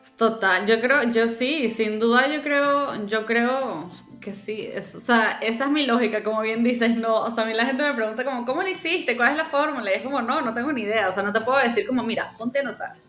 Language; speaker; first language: Spanish; native; Spanish